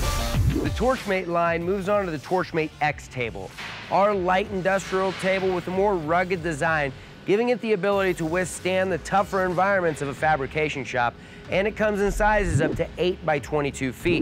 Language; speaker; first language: English; native; English